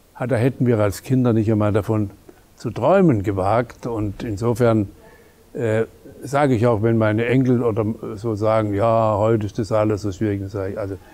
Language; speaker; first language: German; native; German